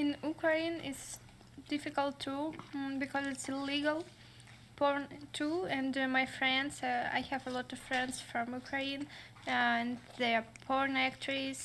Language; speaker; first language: English; non-native, learner; Russian